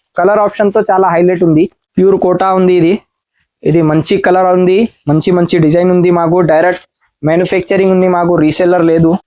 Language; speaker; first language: Telugu; non-native, learner; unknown